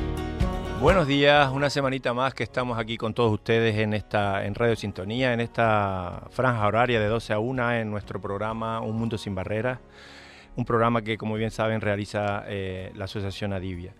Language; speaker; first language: Spanish; native; Spanish